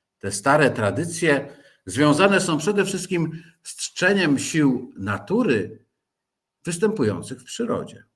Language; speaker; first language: Polish; native; Polish